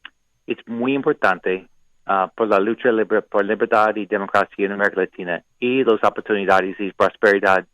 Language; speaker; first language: Spanish; non-native, learner; English